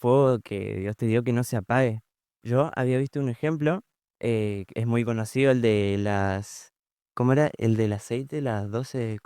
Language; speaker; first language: Spanish; native; Spanish